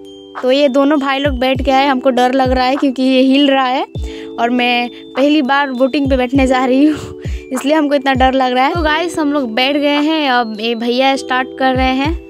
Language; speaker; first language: Hindi; native; Hindi